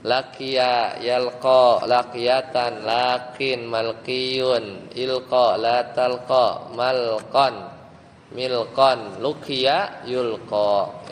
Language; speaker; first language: Arabic; non-native, fluent; Indonesian